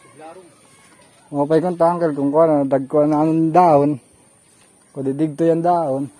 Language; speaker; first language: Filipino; non-native, local second language; Waray